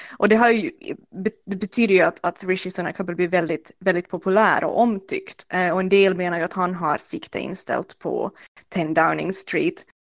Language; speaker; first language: Swedish; native; Swedish